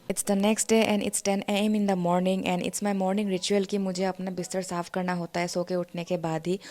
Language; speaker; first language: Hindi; non-native, local second language; Bodo